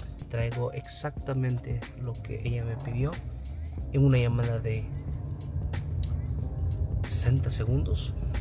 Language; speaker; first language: Spanish; early bilingual, heritage; Spanish